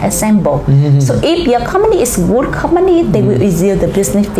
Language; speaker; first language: English; non-native, learner; Vietnamese